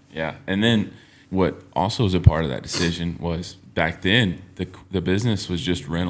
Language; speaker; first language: English; native; English